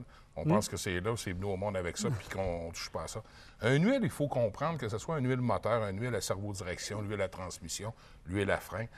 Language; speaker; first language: French; native; French